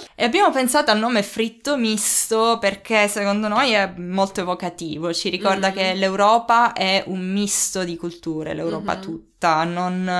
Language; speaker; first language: Italian; native; Italian